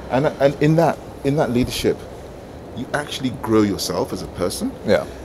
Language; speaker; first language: English; non-native, local second language; Igbo